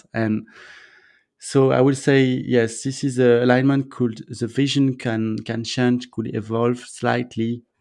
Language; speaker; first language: English; non-native, fluent; French